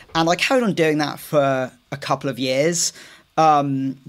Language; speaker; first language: English; native; English